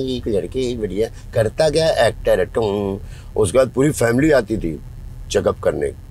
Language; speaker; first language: Hindi; native; Hindi